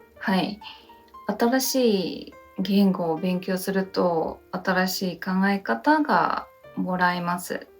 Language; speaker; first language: Japanese; non-native, learner; Chinese